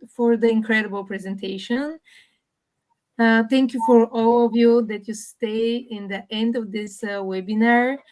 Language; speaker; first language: English; non-native, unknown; Bulgarian